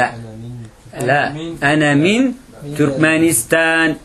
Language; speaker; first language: Arabic; non-native, fluent; Turkish